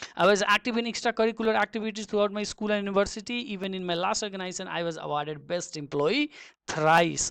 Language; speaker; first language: English; non-native, local second language; Nepali